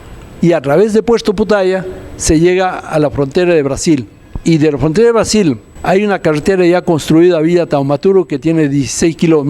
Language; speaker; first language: Spanish; native; Spanish